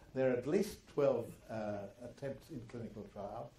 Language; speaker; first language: English; early bilingual, other home language; German